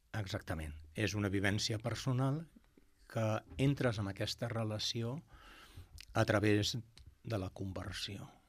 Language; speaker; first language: Catalan; non-native, local second language; Spanish